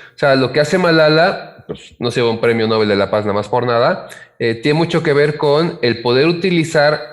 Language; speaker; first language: Spanish; native; Spanish